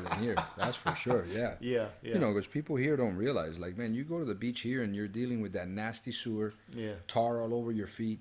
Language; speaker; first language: English; early bilingual, other home language; Spanish